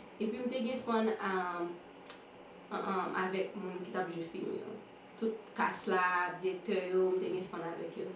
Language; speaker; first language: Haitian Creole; early bilingual, heritage; Haitian Creole